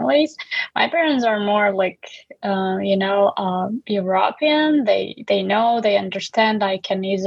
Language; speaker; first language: English; non-native, fluent; Uzbek